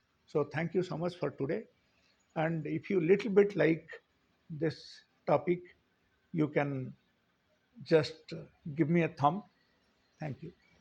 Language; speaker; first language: English; non-native, local second language; Telugu